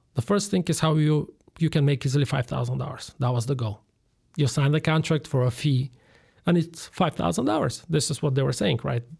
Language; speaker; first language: English; non-native, fluent; Bulgarian